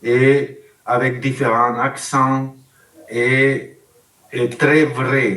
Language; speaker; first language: French; non-native, learner; Spanish